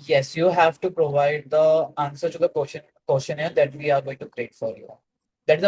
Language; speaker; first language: English; non-native, local second language; Hindi